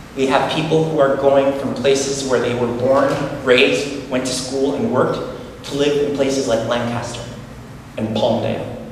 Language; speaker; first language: English; native; English